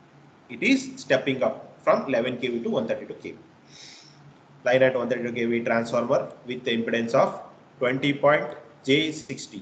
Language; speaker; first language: English; non-native, local second language; Kannada